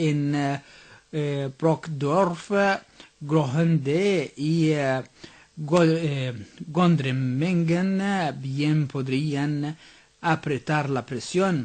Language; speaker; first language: Spanish; non-native, fluent; Arabic